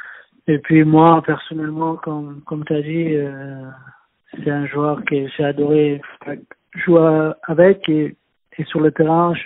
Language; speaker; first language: French; non-native, fluent; Swedish